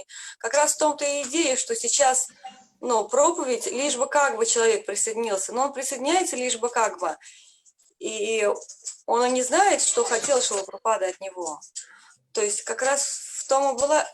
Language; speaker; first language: Russian; native; Russian